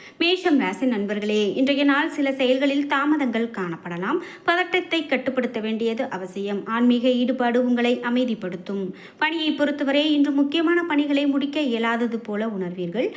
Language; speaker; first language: Tamil; native; Tamil